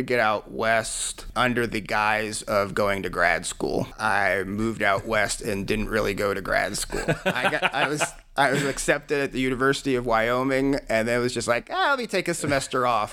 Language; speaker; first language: English; native; English